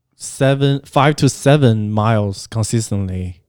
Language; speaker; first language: English; non-native, fluent; Chinese